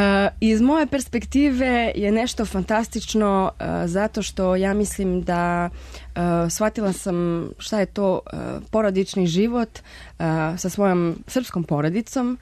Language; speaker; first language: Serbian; non-native, fluent; Spanish